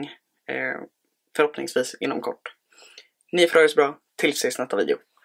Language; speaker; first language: Swedish; native; Swedish